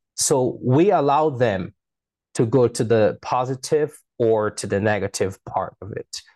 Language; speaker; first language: English; non-native, fluent; Portuguese